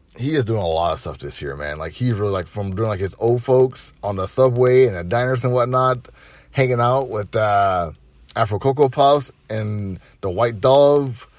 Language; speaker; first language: English; native; English